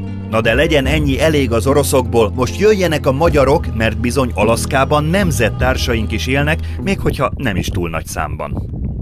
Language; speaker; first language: Hungarian; native; Hungarian